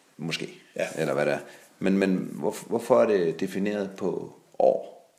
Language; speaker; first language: Danish; native; Danish